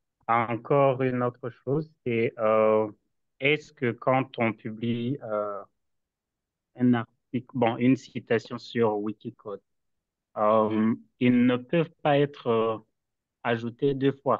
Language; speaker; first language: French; non-native, local second language; Rundi